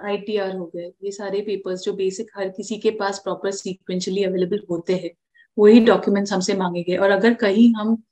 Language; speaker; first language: Hindi; non-native, local second language; Marathi